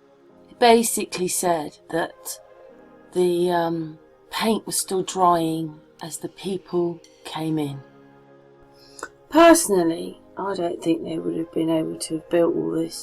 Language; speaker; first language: English; native; English